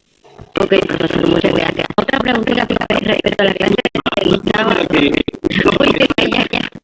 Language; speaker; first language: Spanish; native; Spanish